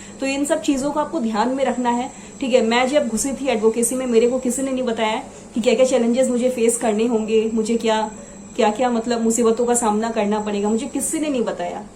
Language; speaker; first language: Hindi; non-native, local second language; Assamese